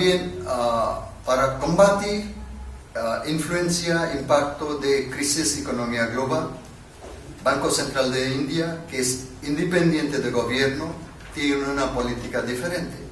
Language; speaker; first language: Spanish; non-native, learner; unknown